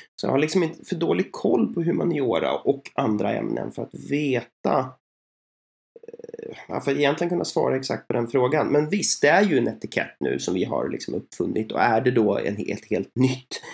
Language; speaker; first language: Swedish; native; Swedish